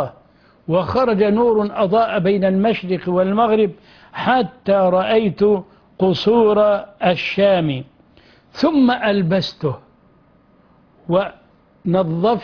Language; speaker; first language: Arabic; native; Arabic